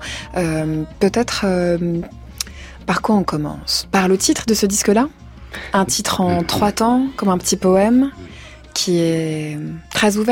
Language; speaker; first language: French; native; French